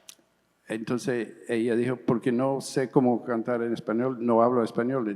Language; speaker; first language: Spanish; early bilingual, heritage; English